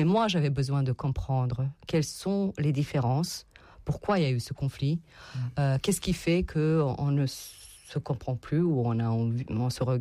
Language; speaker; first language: French; non-native, fluent; Serbian